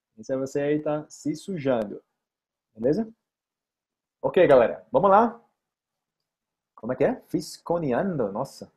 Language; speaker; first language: Portuguese; native; Portuguese